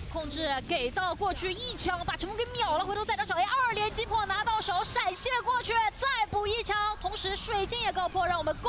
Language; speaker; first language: Chinese; native; Chinese